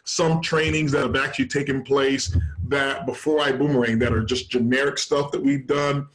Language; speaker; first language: English; native; English